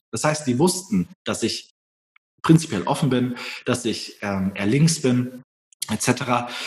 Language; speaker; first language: German; early bilingual, other home language; Turkish